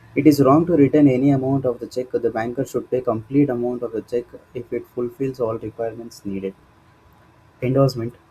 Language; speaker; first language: English; non-native, local second language; Kannada